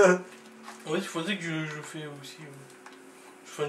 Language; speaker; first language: French; native; French